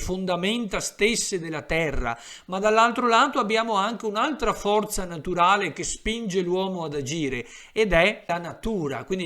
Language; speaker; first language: Italian; native; Italian